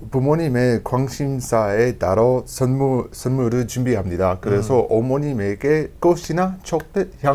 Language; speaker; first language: Korean; non-native, learner; English